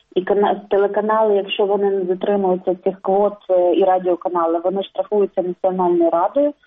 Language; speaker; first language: Ukrainian; non-native, local second language; Russian